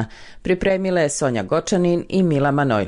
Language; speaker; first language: Croatian; native; Croatian